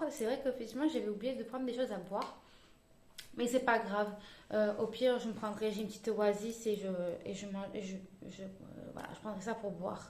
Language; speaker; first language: French; native; French